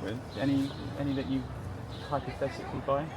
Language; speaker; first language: English; native; English